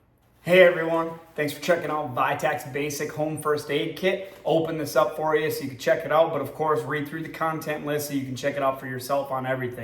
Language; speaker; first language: English; native; English